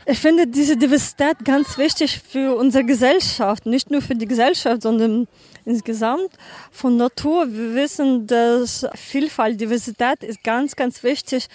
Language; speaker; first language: German; non-native, learner; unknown